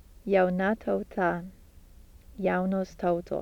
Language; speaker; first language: Lithuanian; early bilingual, heritage; Lithuanian